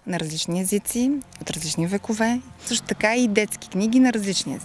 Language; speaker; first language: Bulgarian; native; Bulgarian